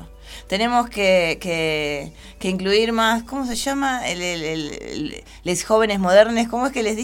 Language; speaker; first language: Spanish; native; Spanish